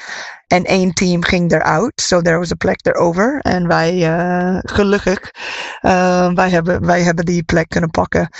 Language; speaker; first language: Dutch; non-native, fluent; English